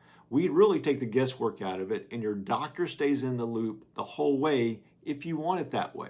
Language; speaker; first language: English; native; English